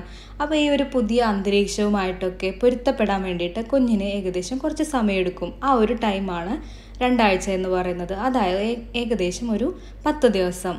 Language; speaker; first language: Malayalam; native; Malayalam